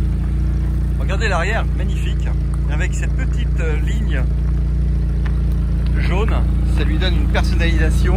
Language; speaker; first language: French; native; French